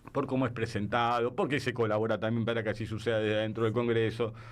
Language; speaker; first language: Spanish; native; Spanish